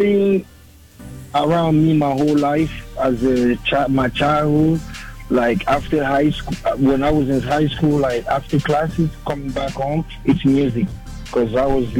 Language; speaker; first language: English; non-native, local second language; French